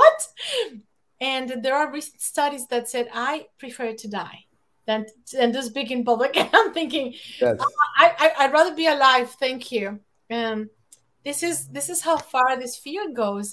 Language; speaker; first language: English; non-native, fluent; Spanish